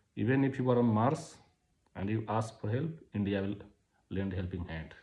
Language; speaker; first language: English; non-native, local second language; Hindi